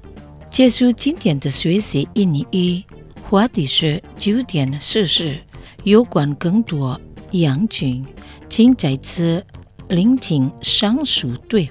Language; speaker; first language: Chinese; non-native, learner; Indonesian